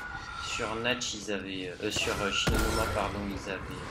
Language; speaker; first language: French; native; French